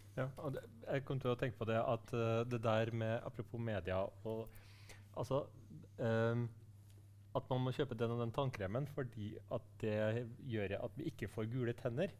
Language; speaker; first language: Norwegian; native; Norwegian